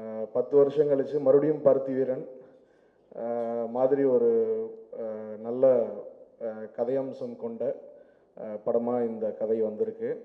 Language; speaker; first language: Tamil; non-native, local second language; Telugu